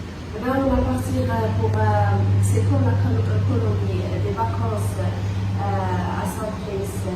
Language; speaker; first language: French; non-native, local second language; Arabic